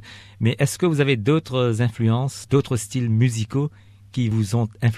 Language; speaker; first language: French; native; French